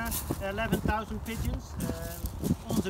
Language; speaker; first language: English; non-native, fluent; Dutch